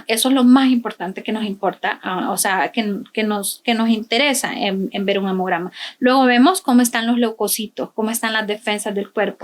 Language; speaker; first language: Spanish; native; Spanish